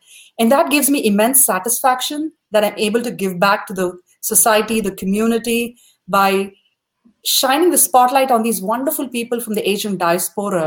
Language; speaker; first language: English; non-native, local second language; Tamil